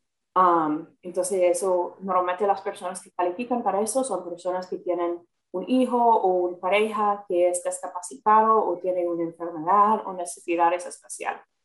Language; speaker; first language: Spanish; non-native, fluent; English